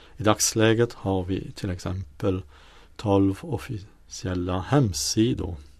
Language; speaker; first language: Swedish; non-native, fluent; French